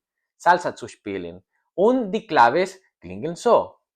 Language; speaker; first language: German; non-native, learner; Spanish